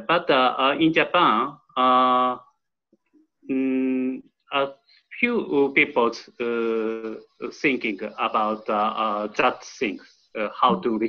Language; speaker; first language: English; non-native, learner; Japanese